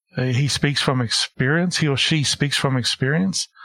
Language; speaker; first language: English; native; English